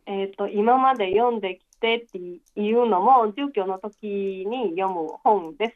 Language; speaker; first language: Japanese; non-native, fluent; Chinese